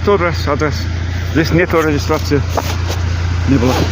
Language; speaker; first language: Russian; non-native, learner; English